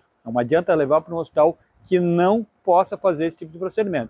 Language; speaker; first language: Portuguese; native; Portuguese